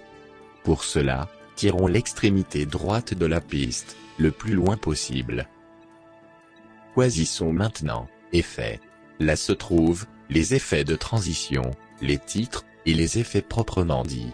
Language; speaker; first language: French; native; French